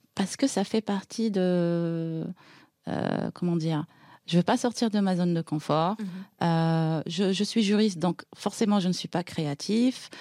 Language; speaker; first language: French; non-native, local second language; Arabic